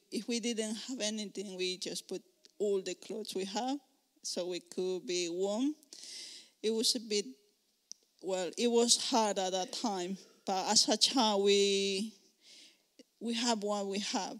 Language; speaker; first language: English; non-native, learner; Spanish